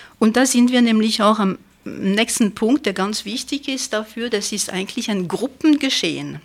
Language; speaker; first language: German; non-native, fluent; French